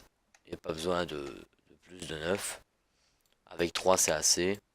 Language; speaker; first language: French; native; French